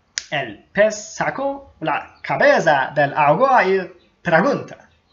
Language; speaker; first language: Spanish; non-native, learner; Turkish